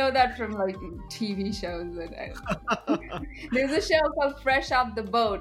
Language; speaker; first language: English; non-native, local second language; Bangla